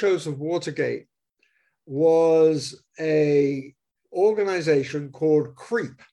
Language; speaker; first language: English; native; English